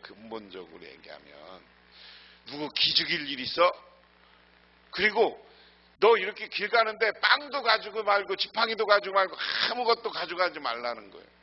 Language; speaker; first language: Korean; native; Korean